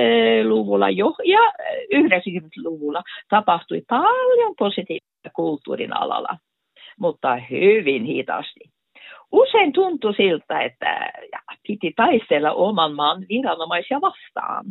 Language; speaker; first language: Finnish; non-native, fluent; Norwegian